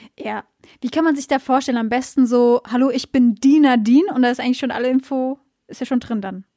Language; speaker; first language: German; native; German